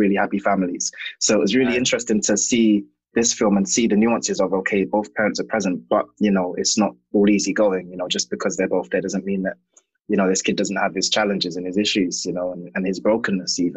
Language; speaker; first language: English; native; English